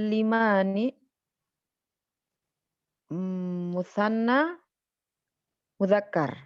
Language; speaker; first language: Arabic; non-native, learner; Indonesian